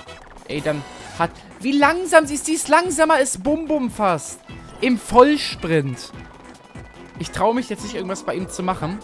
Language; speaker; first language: German; native; German